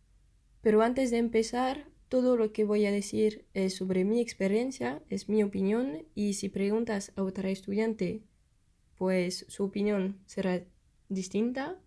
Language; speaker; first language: Spanish; non-native, fluent; French